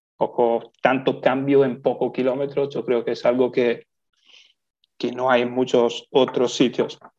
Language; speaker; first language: Spanish; non-native, fluent; Italian